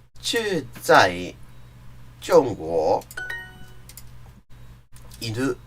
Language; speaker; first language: Chinese; non-native, learner; English